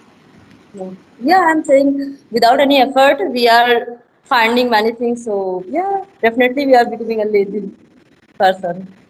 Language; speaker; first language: English; non-native, learner; Hindi